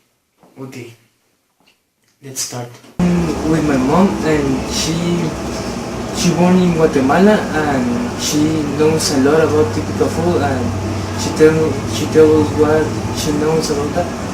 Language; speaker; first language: English; non-native, learner; Spanish